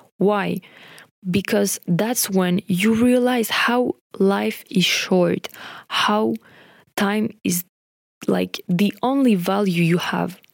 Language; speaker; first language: English; non-native, fluent; French